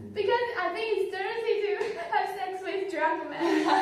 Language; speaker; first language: English; non-native, learner; Chinese